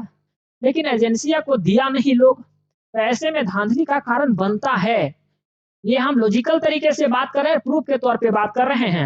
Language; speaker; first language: Hindi; native; Hindi